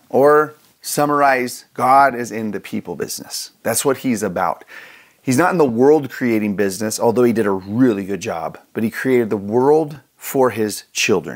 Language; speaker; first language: English; native; English